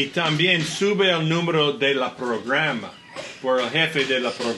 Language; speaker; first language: Spanish; non-native, learner; English